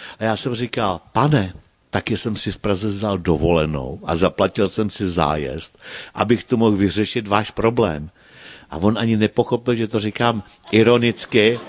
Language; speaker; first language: Czech; native; Czech